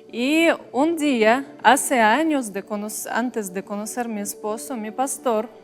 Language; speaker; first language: Spanish; non-native, fluent; Russian